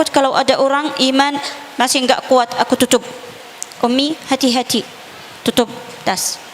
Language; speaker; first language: Indonesian; non-native, learner; Arabic